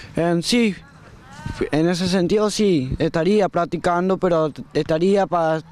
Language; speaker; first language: Spanish; native; Spanish